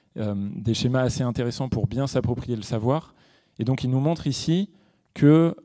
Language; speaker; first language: French; native; French